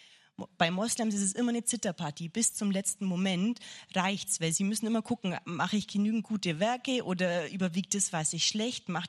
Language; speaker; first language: German; native; German